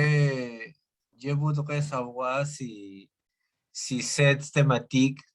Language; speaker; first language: French; non-native, learner; Spanish